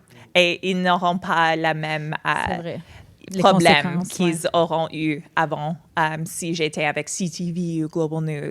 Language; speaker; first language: French; non-native, fluent; English